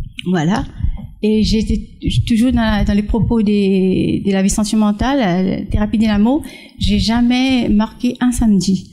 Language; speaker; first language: French; non-native, fluent; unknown